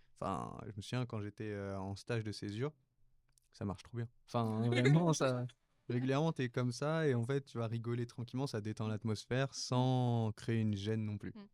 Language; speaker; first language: French; early bilingual, other home language; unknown